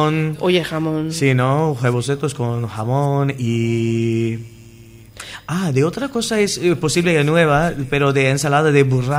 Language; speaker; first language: Spanish; non-native, learner; English